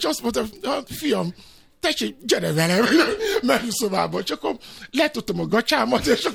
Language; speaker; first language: Hungarian; non-native, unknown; Yoruba